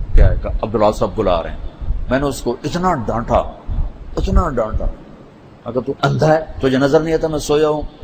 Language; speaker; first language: Urdu; non-native, local second language; Punjabi